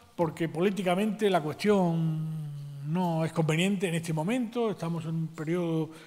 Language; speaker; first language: Spanish; native; Spanish